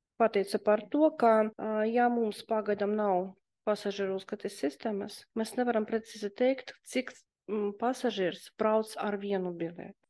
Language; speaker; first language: Latvian; non-native, local second language; Russian